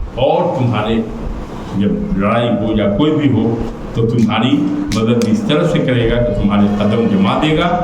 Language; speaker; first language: Urdu; native; Urdu